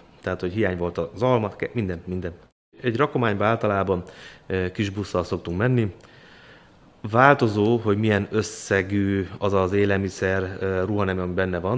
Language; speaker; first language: Hungarian; native; Hungarian